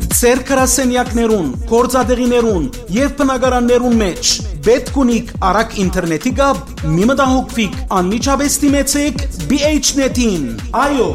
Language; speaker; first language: Armenian; native; Armenian